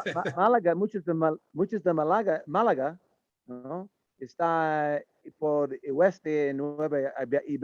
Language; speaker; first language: Spanish; non-native, learner; English